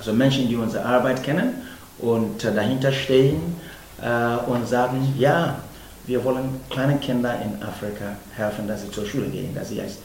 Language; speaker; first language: German; non-native, fluent; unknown